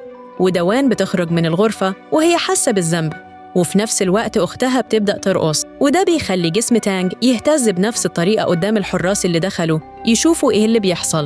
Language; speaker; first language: Arabic; native; Arabic